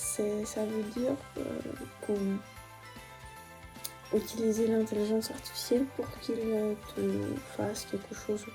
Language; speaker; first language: French; non-native, fluent; Russian